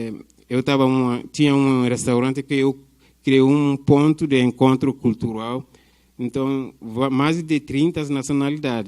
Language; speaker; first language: Portuguese; non-native, fluent; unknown